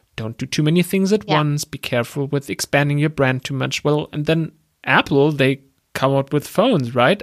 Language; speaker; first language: English; non-native, fluent; German